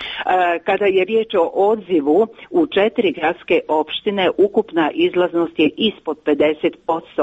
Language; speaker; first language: Croatian; native; Croatian